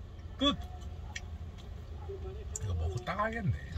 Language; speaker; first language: Korean; native; Korean